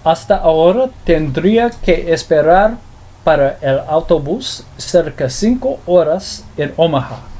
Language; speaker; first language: Spanish; non-native, learner; English